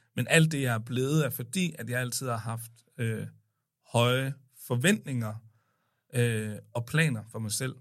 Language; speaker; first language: Danish; early bilingual, other home language; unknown